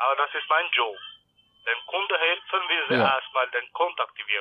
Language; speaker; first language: German; non-native, learner; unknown